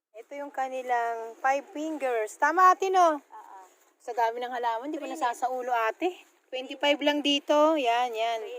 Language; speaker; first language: Filipino; non-native, local second language; Waray